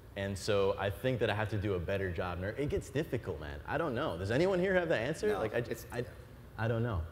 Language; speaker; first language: English; native; English